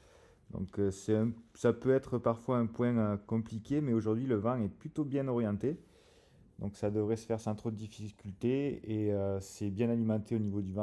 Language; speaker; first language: French; native; French